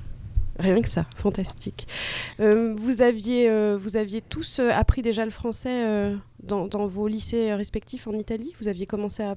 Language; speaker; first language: French; native; French